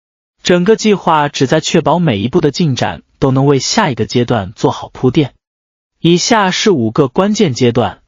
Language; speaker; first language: Chinese; native; Chinese